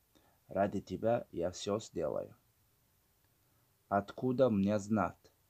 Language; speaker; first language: Russian; non-native, fluent; Tajik